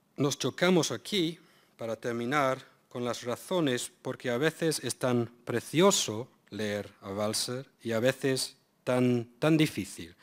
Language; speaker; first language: Spanish; non-native, fluent; English